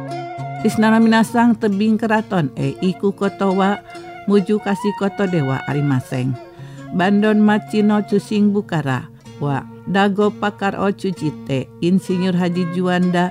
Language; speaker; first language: Japanese; non-native, fluent; Indonesian